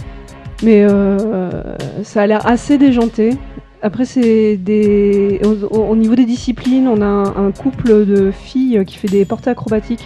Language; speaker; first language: French; native; French